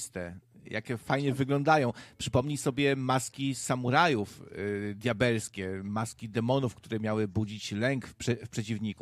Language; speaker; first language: Polish; native; Polish